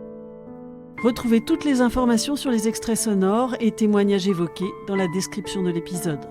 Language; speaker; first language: French; native; French